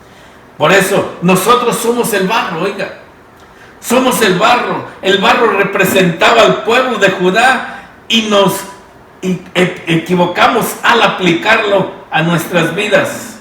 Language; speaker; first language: Spanish; native; Spanish